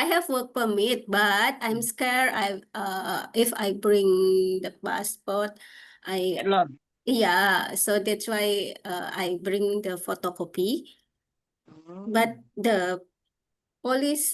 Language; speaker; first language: English; non-native, learner; Indonesian